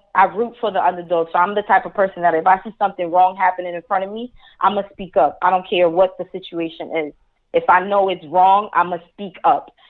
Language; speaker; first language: English; early bilingual, other home language; Spanish